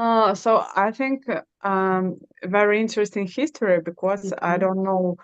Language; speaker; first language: English; non-native, learner; Russian